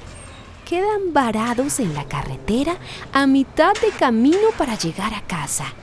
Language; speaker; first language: Spanish; native; Spanish